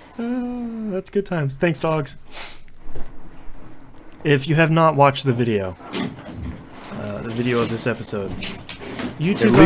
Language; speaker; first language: English; native; English